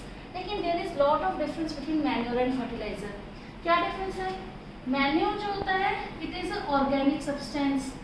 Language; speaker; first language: Hindi; native; Hindi